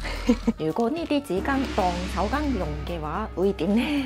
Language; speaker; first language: Cantonese; non-native, fluent; Japanese